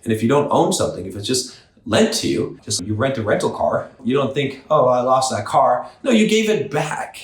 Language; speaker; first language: English; native; English